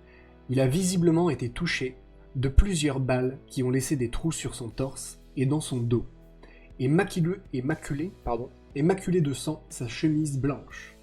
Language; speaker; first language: French; native; French